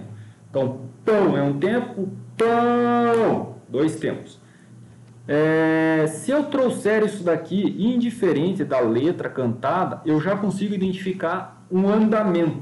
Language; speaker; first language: Portuguese; native; Portuguese